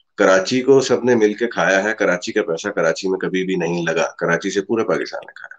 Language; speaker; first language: Urdu; native; Urdu